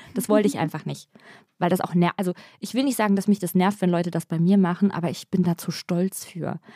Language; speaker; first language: German; native; German